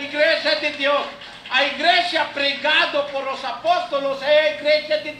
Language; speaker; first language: Portuguese; non-native, learner; Filipino